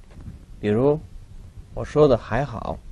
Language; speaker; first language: Chinese; non-native, local second language; Tibetan